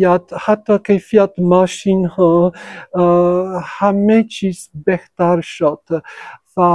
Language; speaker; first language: Persian; non-native, fluent; French